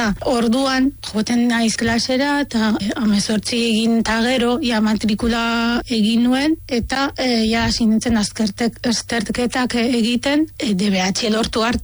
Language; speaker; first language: Basque; non-native, fluent; Arabic